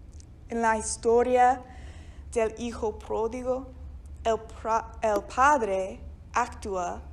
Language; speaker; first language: Spanish; non-native, fluent; English